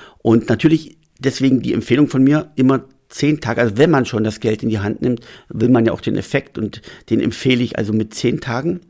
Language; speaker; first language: German; native; German